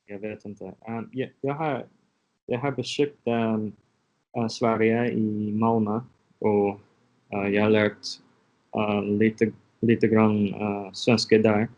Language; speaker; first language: Swedish; non-native, learner; English